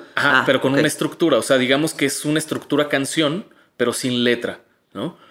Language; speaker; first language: Spanish; native; Spanish